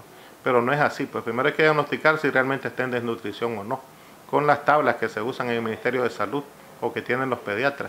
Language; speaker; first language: Spanish; native; Spanish